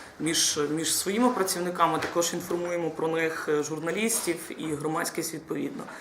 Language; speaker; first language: Ukrainian; native; Ukrainian